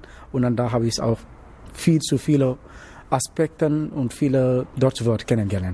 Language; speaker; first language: German; non-native, learner; Wolof